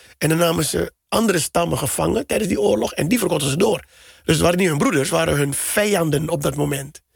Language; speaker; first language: Dutch; native; Dutch